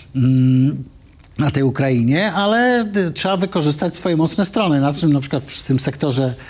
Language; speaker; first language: Polish; native; Polish